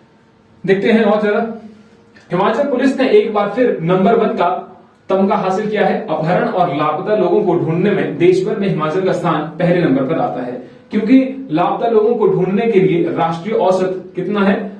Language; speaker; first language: Hindi; native; Hindi